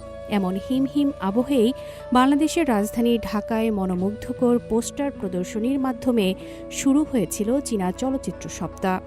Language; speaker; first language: Bangla; native; Bangla